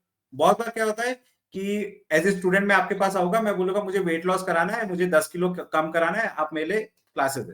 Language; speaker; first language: Hindi; native; Hindi